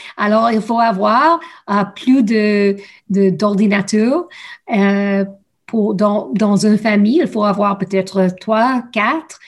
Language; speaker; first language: French; non-native, learner; English